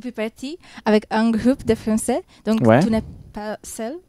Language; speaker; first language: French; non-native, learner; Polish